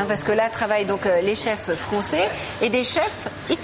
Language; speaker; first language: French; native; French